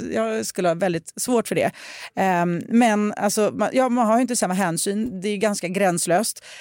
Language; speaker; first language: Swedish; early bilingual, other home language; Russian